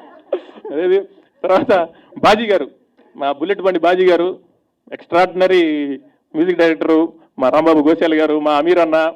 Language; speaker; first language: Telugu; native; Telugu